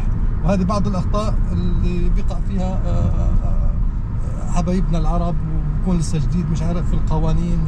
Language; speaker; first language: Arabic; native; Arabic